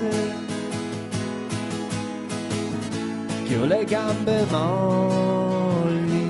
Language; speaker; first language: Italian; native; Italian